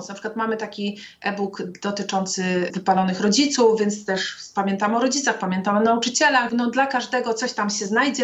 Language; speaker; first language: Polish; native; Polish